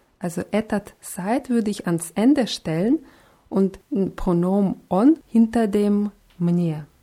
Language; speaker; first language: German; non-native, fluent; Russian